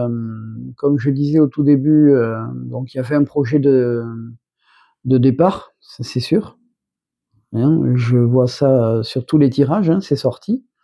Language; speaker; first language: French; native; French